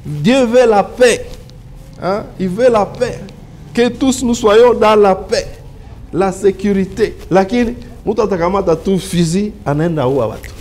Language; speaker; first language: French; non-native, local second language; Swahili